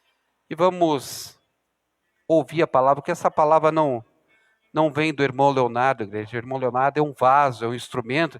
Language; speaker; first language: Portuguese; native; Portuguese